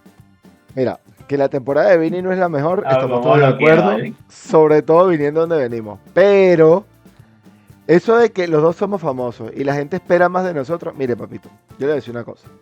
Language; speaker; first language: Spanish; native; Spanish